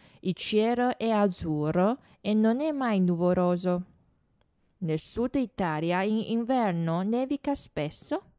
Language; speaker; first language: Italian; non-native, fluent; Chinese